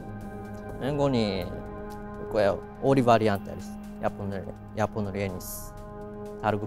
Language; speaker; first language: Georgian; non-native, fluent; Japanese